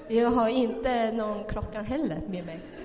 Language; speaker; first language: Swedish; non-native, fluent; Chinese